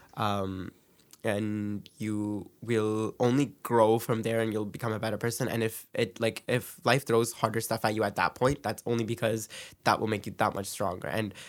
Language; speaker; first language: English; native; English